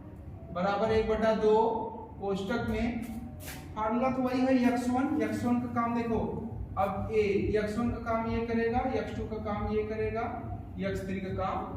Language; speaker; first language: Hindi; native; Hindi